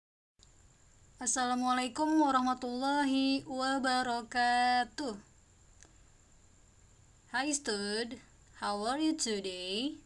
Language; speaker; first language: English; non-native, fluent; Indonesian